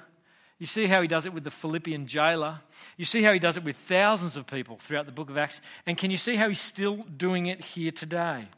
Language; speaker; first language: English; native; English